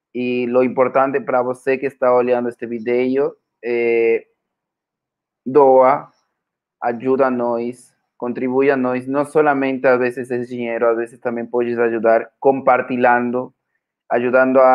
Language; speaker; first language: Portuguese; non-native, fluent; Spanish